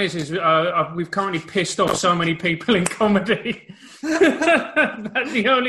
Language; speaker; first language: English; native; English